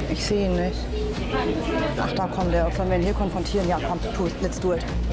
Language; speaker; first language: German; native; German